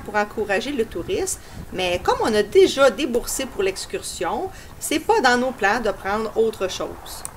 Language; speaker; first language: French; native; French